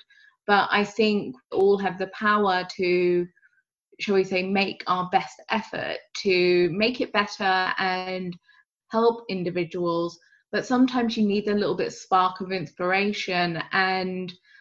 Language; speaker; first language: English; native; English